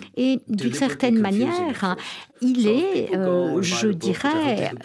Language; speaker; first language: French; non-native, fluent; English